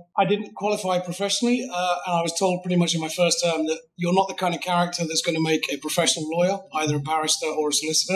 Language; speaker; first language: English; native; English